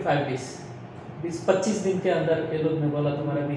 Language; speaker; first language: Hindi; non-native, learner; Bangla